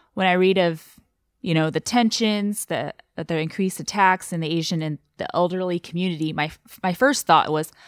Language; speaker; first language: English; non-native, fluent; Chinese